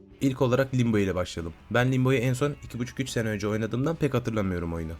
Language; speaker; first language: Turkish; native; Turkish